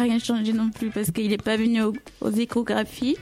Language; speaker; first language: French; early bilingual, other home language; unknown